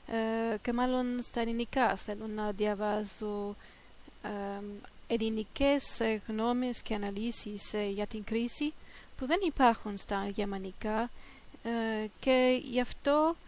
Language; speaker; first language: Greek; non-native, fluent; German